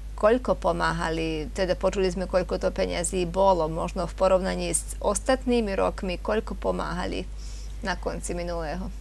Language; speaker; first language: Slovak; native; Slovak